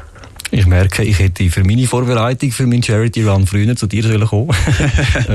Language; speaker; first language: German; native; German